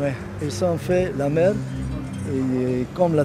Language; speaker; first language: French; non-native, learner; Arabic